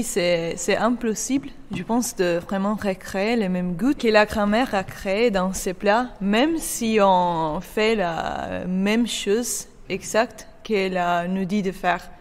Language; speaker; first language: French; non-native, fluent; Italian